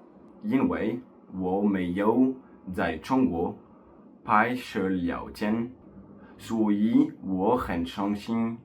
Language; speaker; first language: Chinese; non-native, learner; French